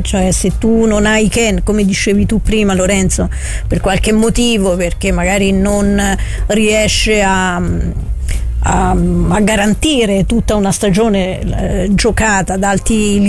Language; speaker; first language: Italian; native; Italian